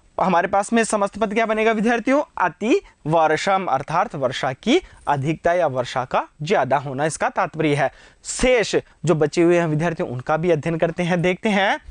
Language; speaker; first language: Hindi; native; Hindi